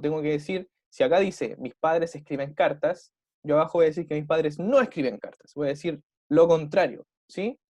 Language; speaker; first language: Spanish; native; Spanish